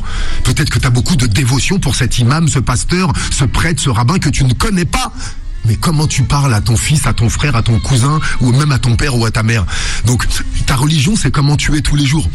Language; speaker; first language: French; native; French